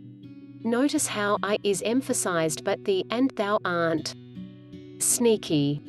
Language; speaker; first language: English; native; English